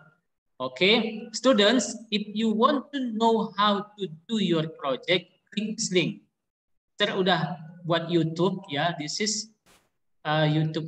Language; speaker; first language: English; non-native, learner; Indonesian